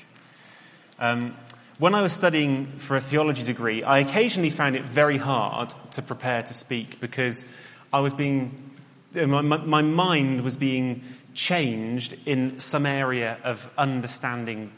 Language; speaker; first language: English; native; English